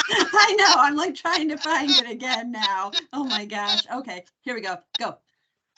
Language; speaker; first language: English; native; English